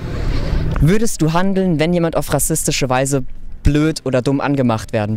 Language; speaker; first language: German; native; German